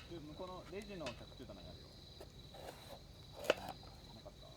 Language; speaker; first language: Japanese; native; Japanese